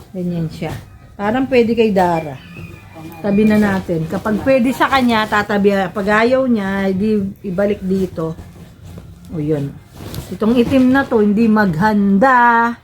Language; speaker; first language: Filipino; non-native, local second language; Pampanga